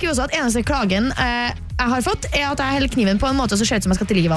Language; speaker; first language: Norwegian; native; Norwegian